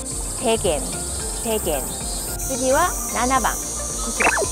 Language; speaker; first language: Japanese; non-native, fluent; Korean